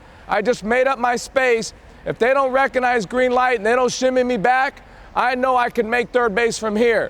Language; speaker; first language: English; native; English